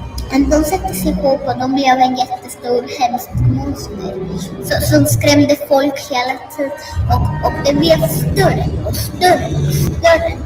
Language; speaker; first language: Swedish; non-native, learner; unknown